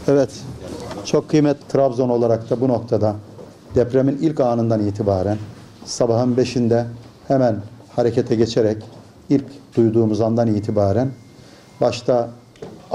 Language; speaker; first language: Turkish; native; Turkish